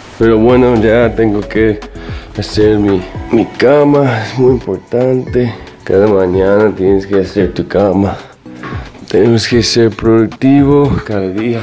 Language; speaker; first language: Spanish; non-native, fluent; English